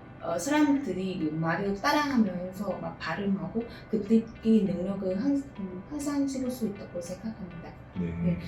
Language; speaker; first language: Korean; non-native, learner; Vietnamese